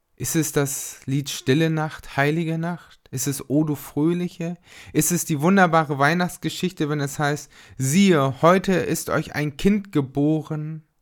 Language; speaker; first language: German; native; German